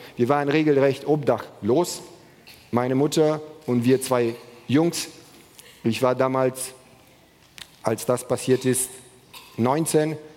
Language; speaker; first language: German; non-native, fluent; Romanian